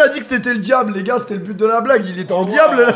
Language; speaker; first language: French; native; French